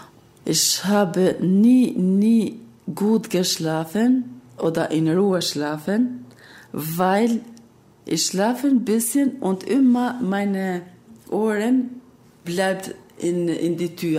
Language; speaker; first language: German; non-native, learner; Albanian